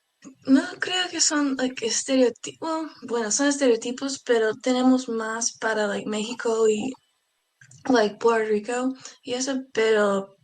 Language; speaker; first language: Spanish; non-native, learner; English